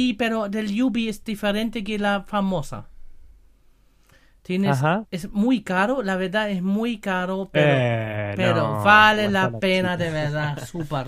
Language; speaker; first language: Spanish; non-native, fluent; German